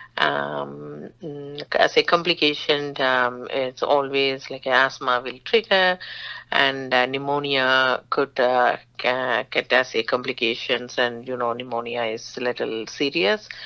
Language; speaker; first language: English; non-native, local second language; Tamil